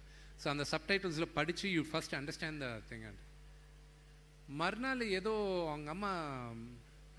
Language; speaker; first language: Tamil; non-native, fluent; Telugu